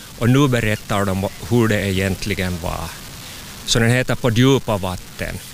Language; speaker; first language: Swedish; native; Swedish